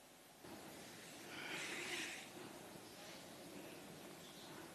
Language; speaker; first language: English; non-native, local second language; Afrikaans